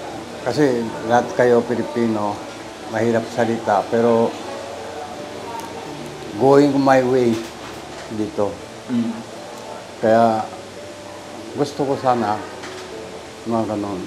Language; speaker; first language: Filipino; non-native, learner; Japanese